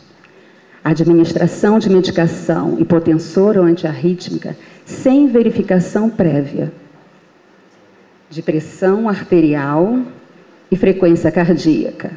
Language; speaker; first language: Portuguese; native; Portuguese